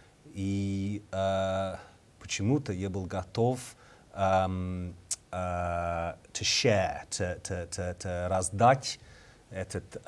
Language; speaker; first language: Russian; non-native, learner; English